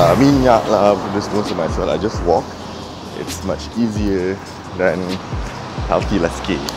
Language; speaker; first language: English; non-native, local second language; Malay